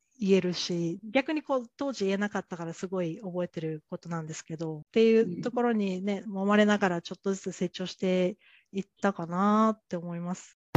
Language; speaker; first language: Japanese; native; Japanese